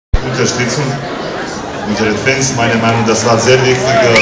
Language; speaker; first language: German; non-native, learner; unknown